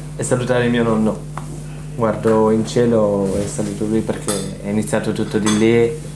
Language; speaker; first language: Italian; native; Italian